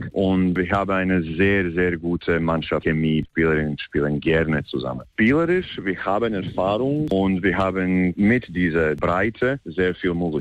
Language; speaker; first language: German; non-native, fluent; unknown